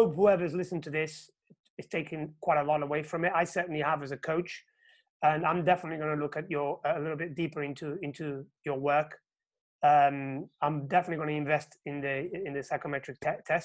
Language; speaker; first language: English; non-native, fluent; Portuguese